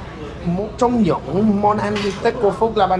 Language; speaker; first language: Vietnamese; non-native, fluent; English